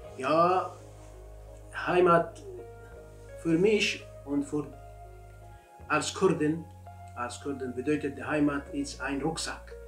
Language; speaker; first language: German; non-native, learner; Kurdish